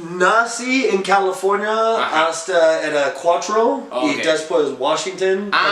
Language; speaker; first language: Spanish; non-native, learner; English